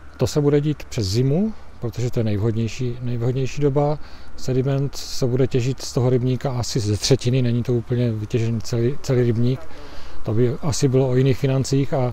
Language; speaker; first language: Czech; native; Czech